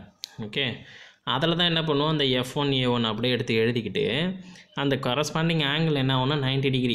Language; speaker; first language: Tamil; native; Tamil